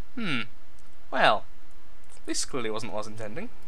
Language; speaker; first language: English; native; English